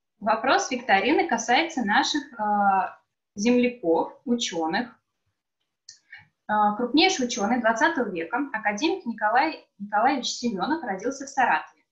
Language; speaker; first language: Russian; native; Russian